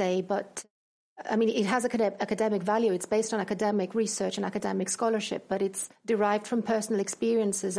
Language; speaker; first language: English; non-native, fluent; Greek